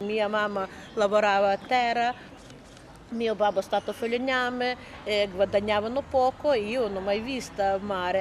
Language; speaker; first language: Italian; non-native, learner; Ukrainian